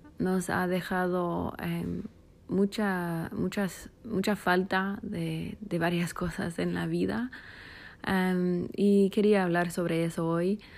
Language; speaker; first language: Spanish; non-native, fluent; English